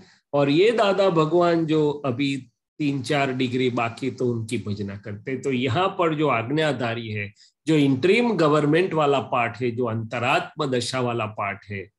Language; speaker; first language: Hindi; non-native, local second language; Gujarati